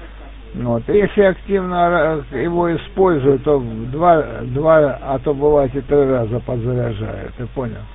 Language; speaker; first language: Russian; native; Russian